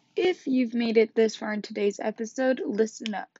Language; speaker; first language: English; native; English